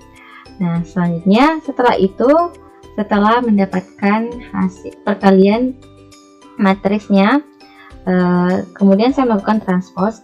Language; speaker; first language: Indonesian; native; Indonesian